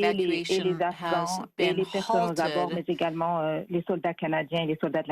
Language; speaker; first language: French; native; French